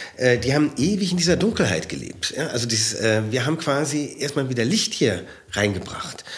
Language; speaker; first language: German; native; German